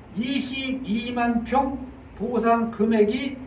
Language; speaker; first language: Korean; native; Korean